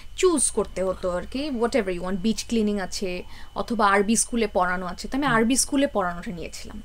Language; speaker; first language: Bangla; early bilingual, heritage; Bangla